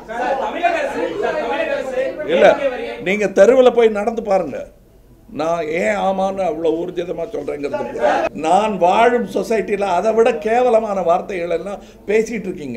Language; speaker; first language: Tamil; native; Tamil